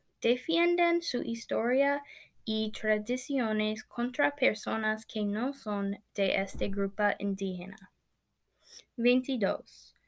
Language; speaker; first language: Spanish; non-native, learner; English